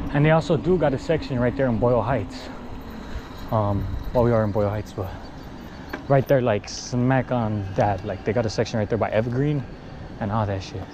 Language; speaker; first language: English; native; English